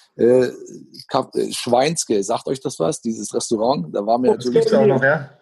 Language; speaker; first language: German; native; German